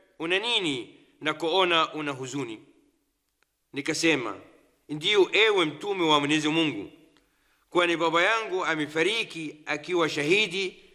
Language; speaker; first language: Swahili; non-native, fluent; Arabic